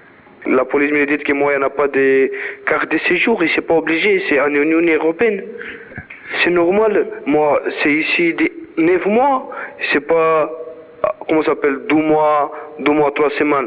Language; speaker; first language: French; non-native, learner; Romanian